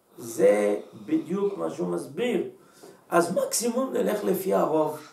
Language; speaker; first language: Hebrew; native; Hebrew